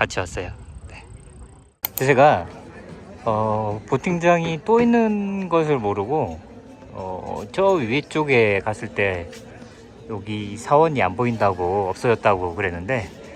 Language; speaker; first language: Korean; native; Korean